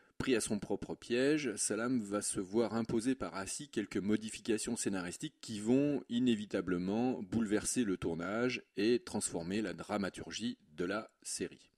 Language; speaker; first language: French; native; French